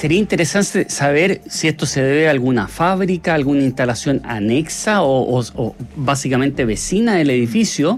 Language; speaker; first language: Spanish; native; Spanish